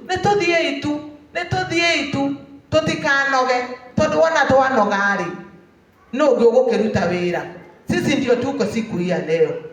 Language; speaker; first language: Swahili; non-native, local second language; Kikuyu